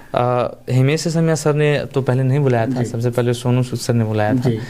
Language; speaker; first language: Hindi; native; Hindi